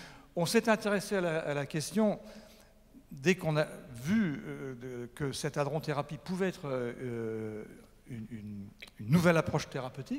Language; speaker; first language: French; native; French